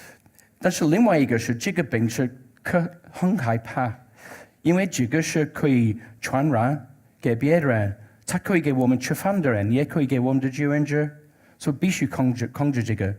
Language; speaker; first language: Chinese; non-native, learner; English